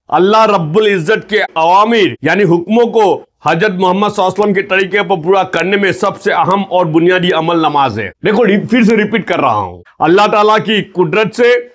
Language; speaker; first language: Hindi; non-native, local second language; Gujarati